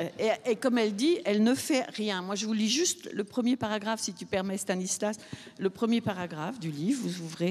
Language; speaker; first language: French; native; French